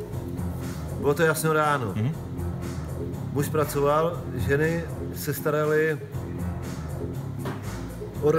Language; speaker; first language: Czech; non-native, local second language; Polish